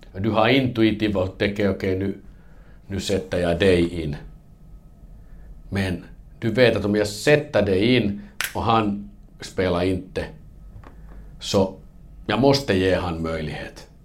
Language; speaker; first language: Swedish; non-native, learner; Finnish